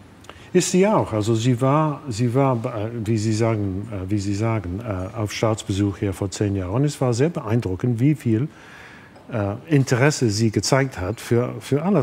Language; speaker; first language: German; non-native, fluent; English